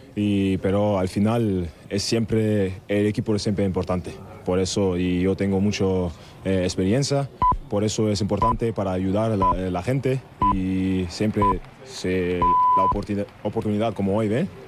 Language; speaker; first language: Spanish; non-native, fluent; German